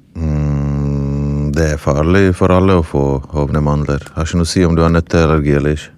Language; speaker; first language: Norwegian; early bilingual, other home language; Bosnian